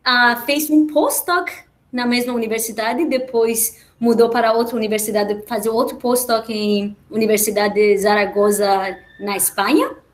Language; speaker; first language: Portuguese; non-native, fluent; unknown